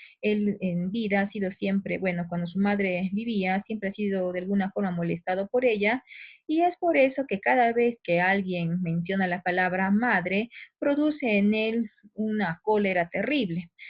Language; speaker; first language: Spanish; native; Spanish